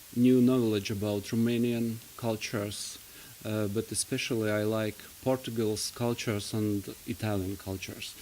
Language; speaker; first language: English; non-native, learner; Latvian